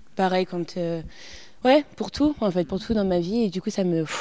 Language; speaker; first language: French; native; French